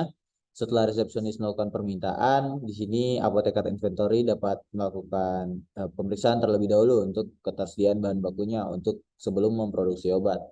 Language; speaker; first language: Indonesian; native; Indonesian